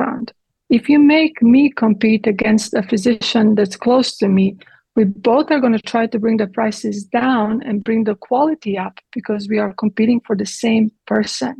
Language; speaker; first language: English; non-native, fluent; Croatian